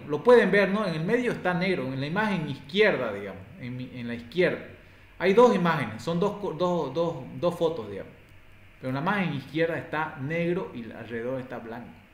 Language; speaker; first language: Spanish; native; Spanish